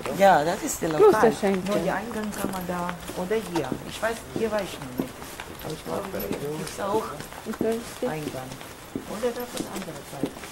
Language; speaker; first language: German; non-native, fluent; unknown